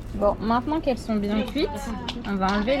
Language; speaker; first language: French; native; French